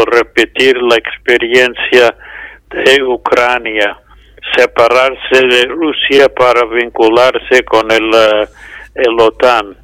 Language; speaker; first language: Spanish; non-native, fluent; English